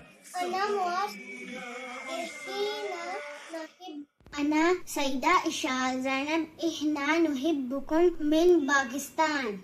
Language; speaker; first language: Arabic; non-native, learner; Urdu